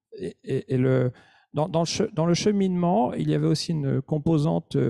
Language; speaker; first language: French; native; French